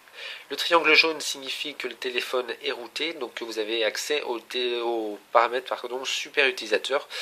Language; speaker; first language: French; native; French